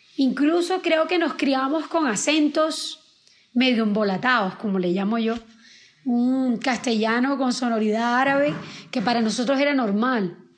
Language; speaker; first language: Spanish; native; Spanish